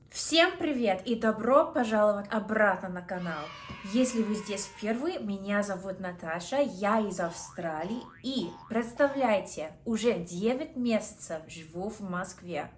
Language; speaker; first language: Russian; non-native, fluent; English